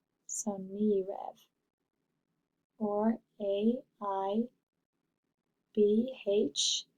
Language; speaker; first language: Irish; non-native, local second language; English